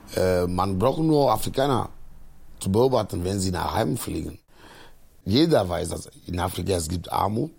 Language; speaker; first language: German; non-native, fluent; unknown